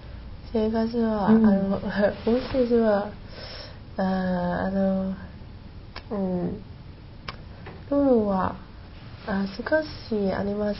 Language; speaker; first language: Japanese; non-native, learner; Chinese